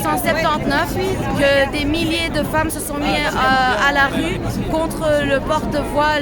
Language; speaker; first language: French; early bilingual, other home language; Persian